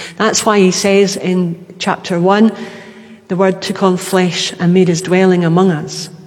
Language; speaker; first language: English; native; English